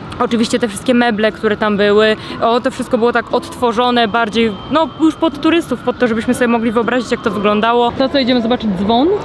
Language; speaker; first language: Polish; native; Polish